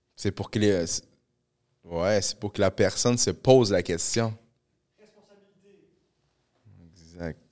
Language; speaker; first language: French; early bilingual, other home language; Spanish